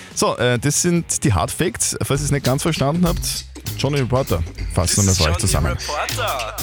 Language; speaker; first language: German; native; German